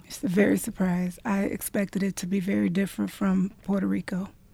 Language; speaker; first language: English; non-native, local second language; Spanish